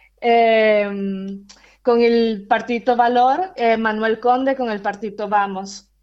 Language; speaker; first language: Italian; non-native, fluent; Spanish